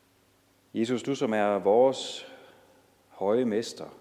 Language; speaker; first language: Danish; native; Danish